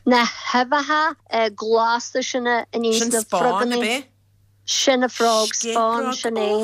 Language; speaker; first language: Irish; native; Irish